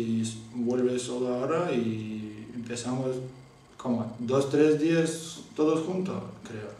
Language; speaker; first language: Spanish; non-native, learner; Lithuanian